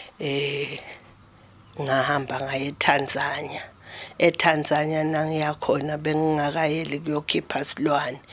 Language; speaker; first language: Zulu; non-native, local second language; Swati